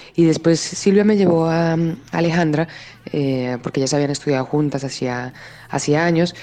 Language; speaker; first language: Spanish; native; Spanish